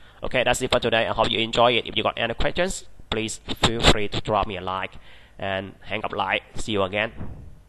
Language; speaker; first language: English; non-native, fluent; Vietnamese